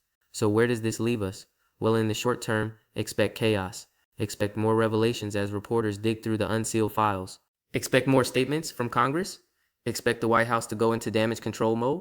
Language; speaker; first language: English; native; English